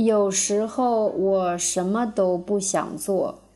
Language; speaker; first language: Chinese; non-native, fluent; Russian